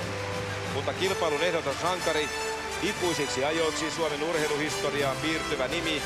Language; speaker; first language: Finnish; native; Finnish